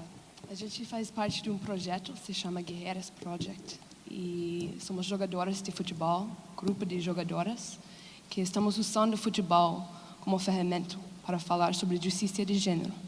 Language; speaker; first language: Portuguese; non-native, fluent; English